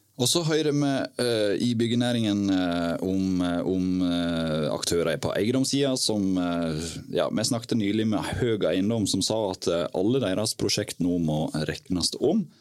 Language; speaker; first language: Norwegian; native; Norwegian